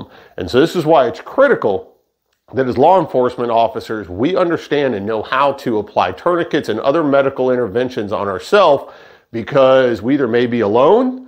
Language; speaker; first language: English; native; English